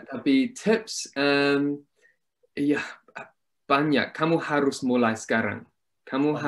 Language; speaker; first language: Indonesian; non-native, learner; English